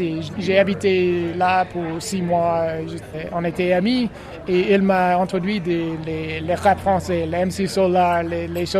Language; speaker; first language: French; non-native, learner; English